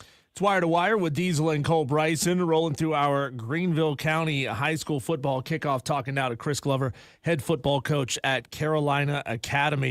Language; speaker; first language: English; native; English